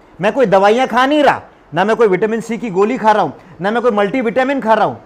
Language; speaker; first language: Hindi; non-native, local second language; Marathi